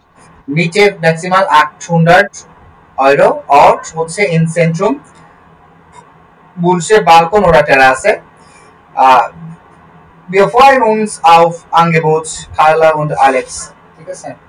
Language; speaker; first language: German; non-native, learner; Bangla